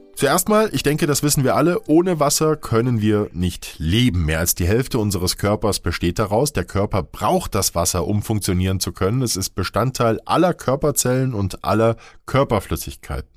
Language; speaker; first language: German; native; German